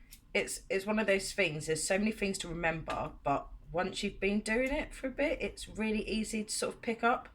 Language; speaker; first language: English; native; English